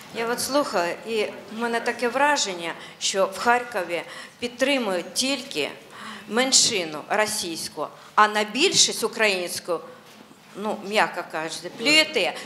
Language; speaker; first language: Ukrainian; non-native, local second language; Russian